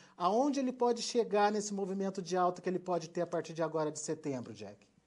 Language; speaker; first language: Portuguese; native; Portuguese